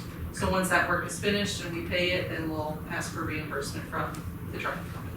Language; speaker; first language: English; native; English